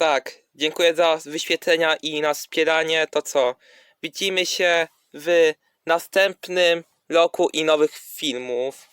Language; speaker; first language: Polish; non-native, learner; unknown